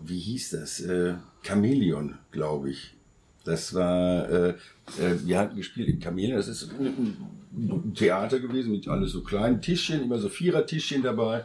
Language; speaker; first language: German; native; German